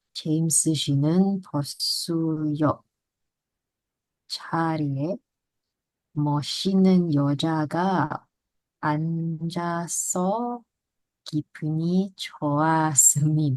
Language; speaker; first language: Korean; non-native, learner; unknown